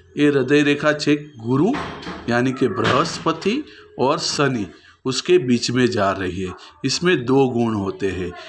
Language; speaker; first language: Hindi; non-native, local second language; Gujarati